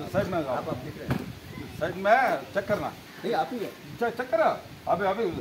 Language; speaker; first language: Hindi; non-native, local second language; Kannada